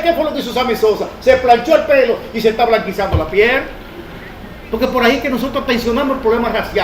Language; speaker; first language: Spanish; native; Spanish